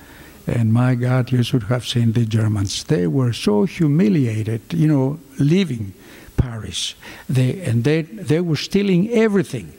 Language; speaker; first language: English; non-native, fluent; Greek